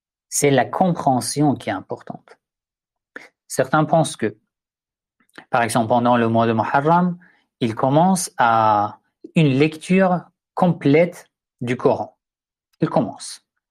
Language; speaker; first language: French; non-native, fluent; Persian